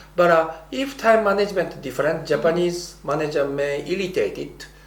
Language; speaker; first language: English; non-native, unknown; Japanese